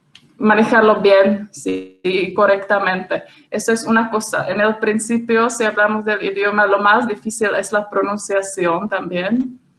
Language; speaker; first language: Spanish; non-native, fluent; Czech